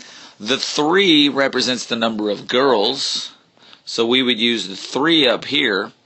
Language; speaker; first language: English; native; English